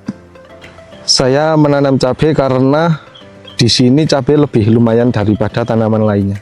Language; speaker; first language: Indonesian; non-native, local second language; Javanese